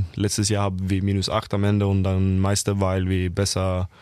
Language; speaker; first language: German; non-native, fluent; Norwegian